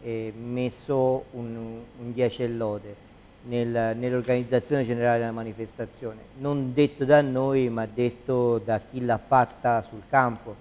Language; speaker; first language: Italian; native; Italian